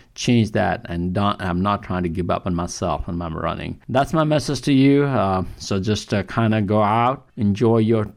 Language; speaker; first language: English; non-native, local second language; Nepali